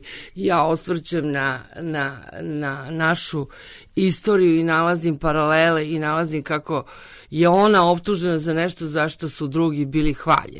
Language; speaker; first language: Serbian; native; Serbian